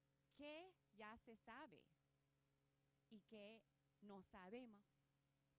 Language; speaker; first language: Spanish; non-native, fluent; English